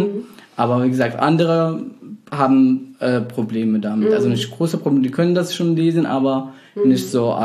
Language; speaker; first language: German; non-native, fluent; Arabic